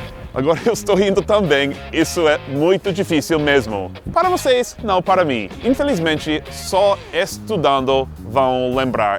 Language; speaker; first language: Portuguese; non-native, fluent; English